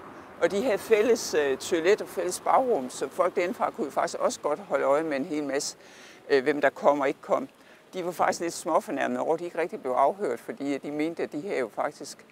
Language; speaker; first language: Danish; native; Danish